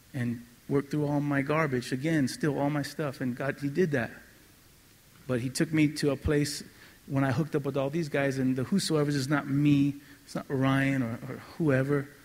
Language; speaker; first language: English; native; English